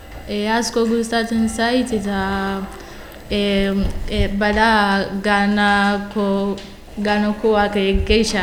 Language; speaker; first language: Basque; non-native, learner; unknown